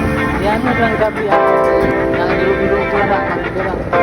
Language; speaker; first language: Indonesian; non-native, local second language; Achinese